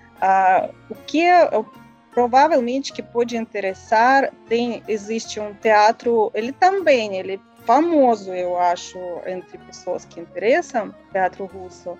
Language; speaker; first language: Portuguese; non-native, learner; Russian